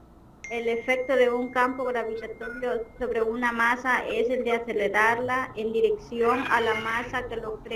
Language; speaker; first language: Spanish; native; Spanish